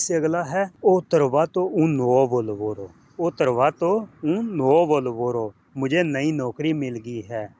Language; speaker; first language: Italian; non-native, fluent; Punjabi